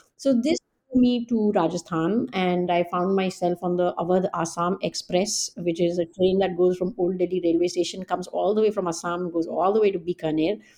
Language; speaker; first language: English; non-native, local second language; Hindi